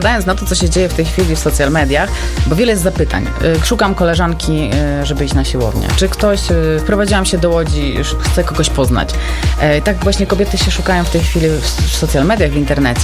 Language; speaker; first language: Polish; native; Polish